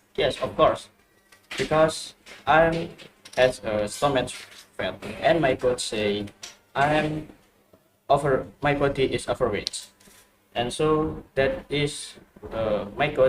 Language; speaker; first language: English; non-native, learner; Indonesian